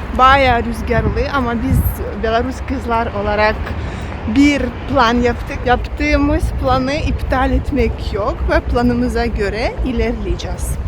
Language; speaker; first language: Turkish; non-native, fluent; Russian